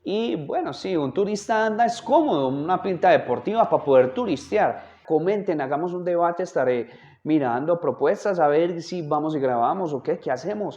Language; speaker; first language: Spanish; native; Spanish